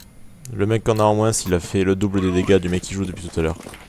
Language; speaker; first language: French; native; French